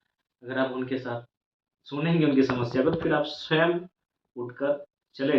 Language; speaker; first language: Hindi; non-native, local second language; Magahi